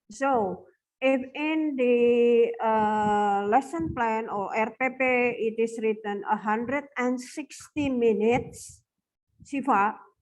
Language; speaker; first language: English; non-native, fluent; Indonesian